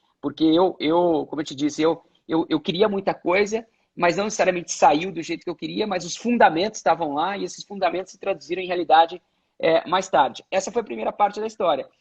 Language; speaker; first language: Portuguese; native; Portuguese